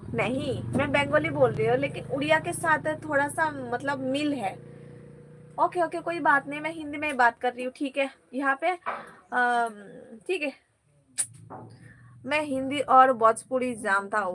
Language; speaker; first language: Hindi; non-native, local second language; Bangla